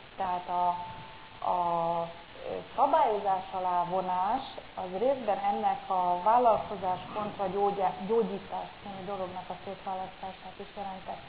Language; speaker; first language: Hungarian; native; Hungarian